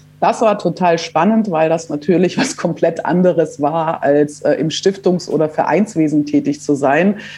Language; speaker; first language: German; early bilingual, other home language; Croatian